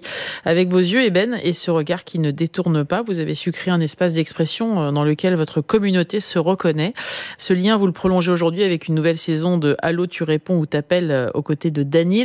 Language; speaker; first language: French; native; French